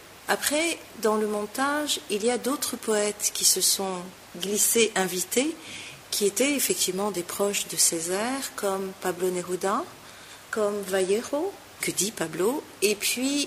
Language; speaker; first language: French; native; French